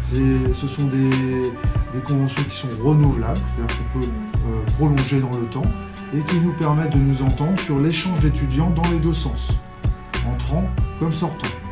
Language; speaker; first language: French; native; French